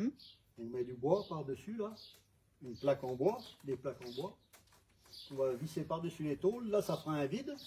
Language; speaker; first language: French; native; French